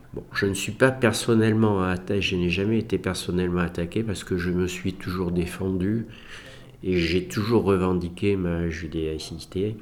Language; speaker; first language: French; native; French